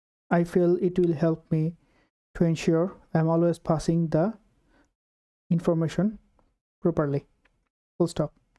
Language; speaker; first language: English; non-native, local second language; Bangla